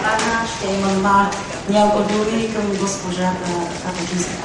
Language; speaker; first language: Bulgarian; non-native, fluent; Vietnamese